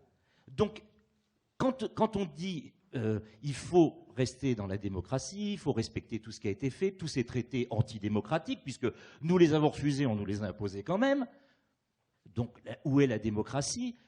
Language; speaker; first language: French; native; French